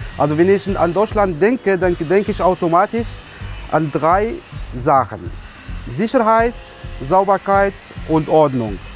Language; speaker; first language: German; non-native, fluent; Arabic